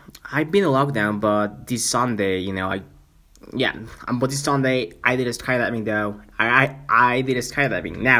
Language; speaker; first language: English; non-native, fluent; Spanish